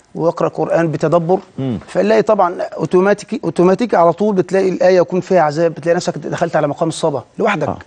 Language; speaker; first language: Arabic; native; Arabic